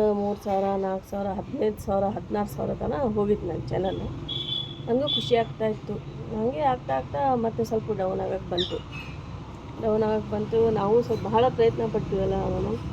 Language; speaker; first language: Kannada; native; Kannada